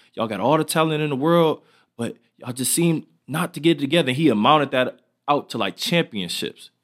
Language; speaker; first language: English; native; English